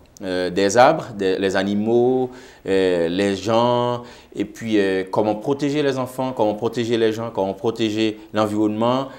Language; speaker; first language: French; non-native, local second language; Haitian Creole